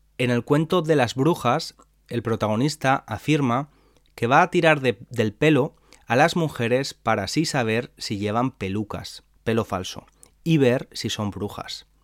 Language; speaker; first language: Spanish; native; Spanish